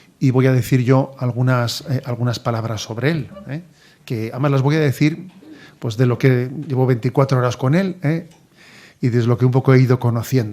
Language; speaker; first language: Spanish; native; Spanish